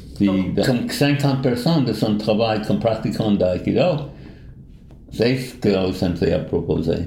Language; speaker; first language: French; non-native, fluent; English